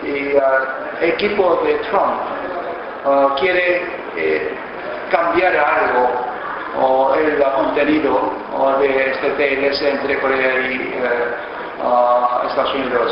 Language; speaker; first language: Spanish; non-native, fluent; Korean